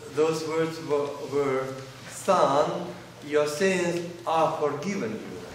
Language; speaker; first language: English; non-native, fluent; Russian